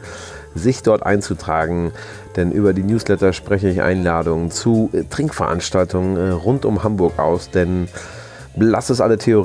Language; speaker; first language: German; native; German